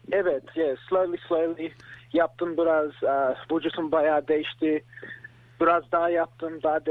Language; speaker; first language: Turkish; early bilingual, heritage; Turkish